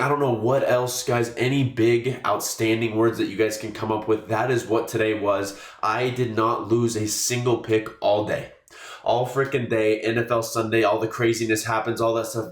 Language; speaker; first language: English; native; English